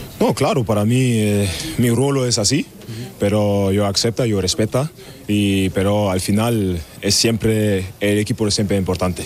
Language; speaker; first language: Spanish; non-native, learner; German